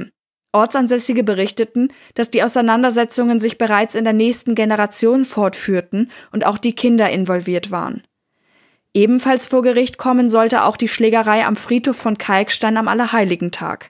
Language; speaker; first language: German; native; German